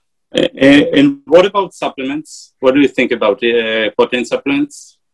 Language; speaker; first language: English; non-native, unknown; Hebrew